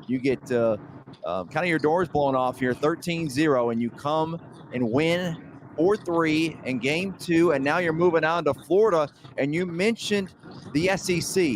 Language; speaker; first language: English; native; English